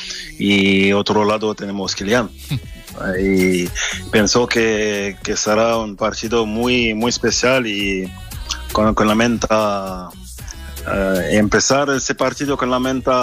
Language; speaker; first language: Spanish; non-native, fluent; French